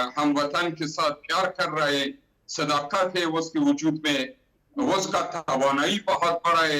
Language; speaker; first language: Hindi; non-native, learner; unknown